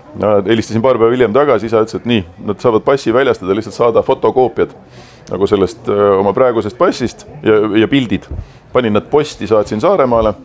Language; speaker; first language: Estonian; native; Estonian